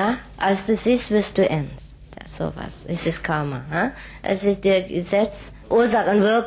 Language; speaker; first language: German; non-native, fluent; Vietnamese